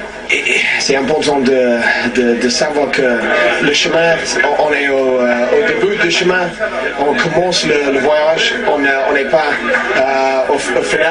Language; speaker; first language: French; non-native, fluent; English